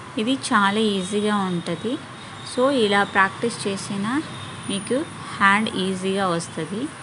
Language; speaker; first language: Telugu; non-native, learner; Tamil